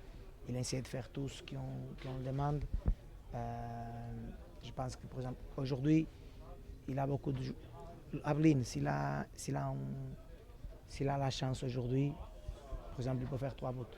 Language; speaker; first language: French; non-native, fluent; Portuguese